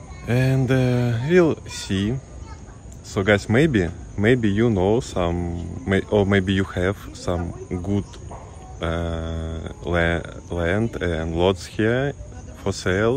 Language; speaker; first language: English; non-native, learner; Russian